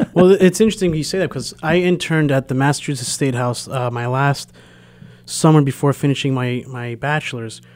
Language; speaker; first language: English; early bilingual, other home language; Portuguese